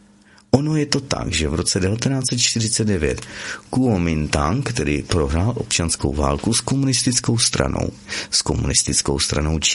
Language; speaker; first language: Czech; native; Czech